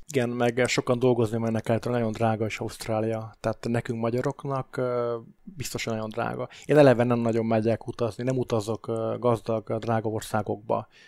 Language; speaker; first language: Hungarian; native; Hungarian